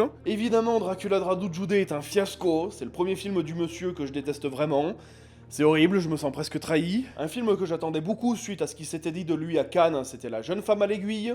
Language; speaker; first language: French; native; French